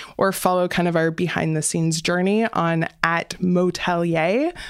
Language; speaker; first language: English; native; English